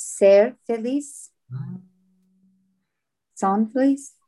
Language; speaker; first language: Spanish; non-native, learner; English